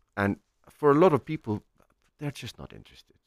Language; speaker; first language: English; non-native, fluent; Icelandic